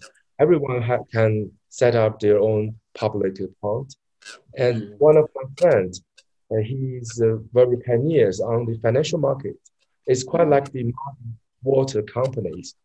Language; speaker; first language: English; non-native, learner; Chinese